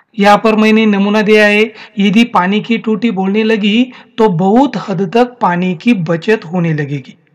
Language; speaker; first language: Hindi; non-native, local second language; Marathi